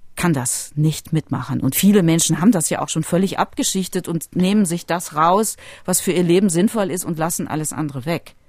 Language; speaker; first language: German; native; German